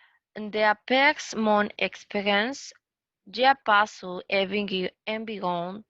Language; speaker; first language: French; non-native, learner; Spanish